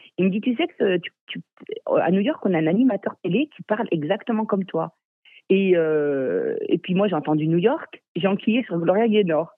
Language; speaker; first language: French; native; French